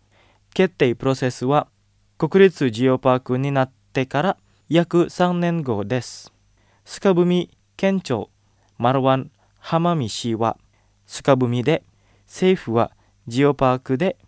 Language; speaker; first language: Japanese; non-native, fluent; Indonesian